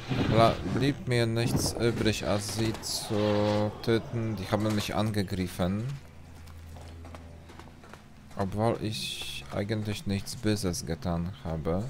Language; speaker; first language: German; non-native, learner; Polish